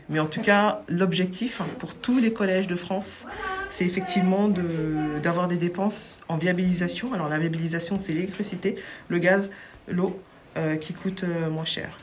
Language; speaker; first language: French; native; French